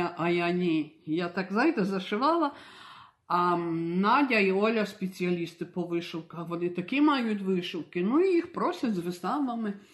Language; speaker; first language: Ukrainian; early bilingual, heritage; Ukrainian